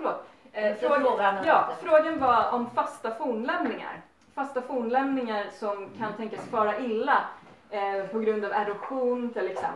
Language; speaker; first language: Swedish; native; Swedish